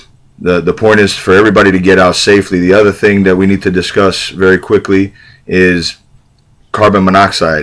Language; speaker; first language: English; native; English